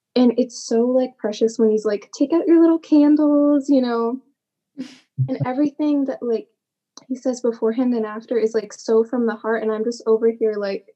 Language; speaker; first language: English; native; English